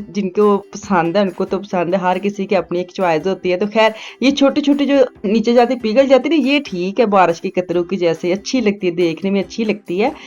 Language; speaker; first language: Urdu; non-native, local second language; Punjabi